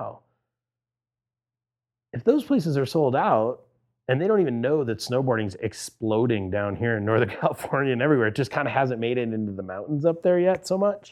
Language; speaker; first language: English; native; English